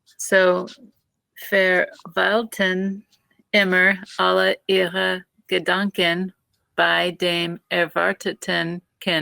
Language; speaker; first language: German; non-native, learner; English